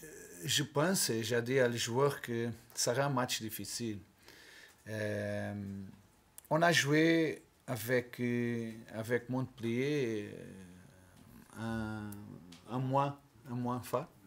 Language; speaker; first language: French; non-native, learner; Portuguese